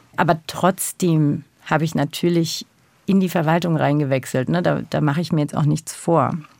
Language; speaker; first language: German; early bilingual, other home language; Turkish